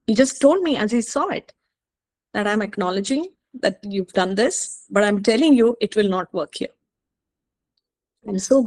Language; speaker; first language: English; non-native, local second language; Hindi